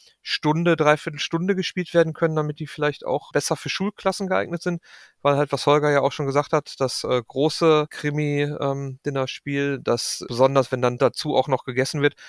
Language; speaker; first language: German; native; German